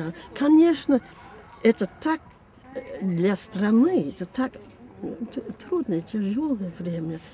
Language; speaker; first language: Russian; non-native, fluent; English